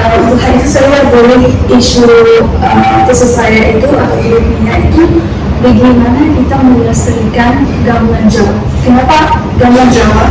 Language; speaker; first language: Indonesian; non-native, fluent; Arabic